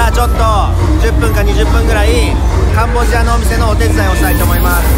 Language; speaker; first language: Japanese; native; Japanese